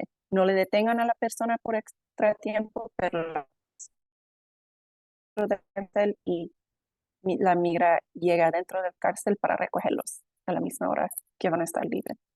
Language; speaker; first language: Spanish; non-native, fluent; English